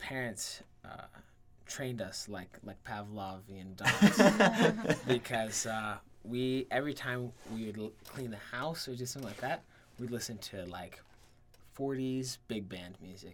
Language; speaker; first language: English; native; English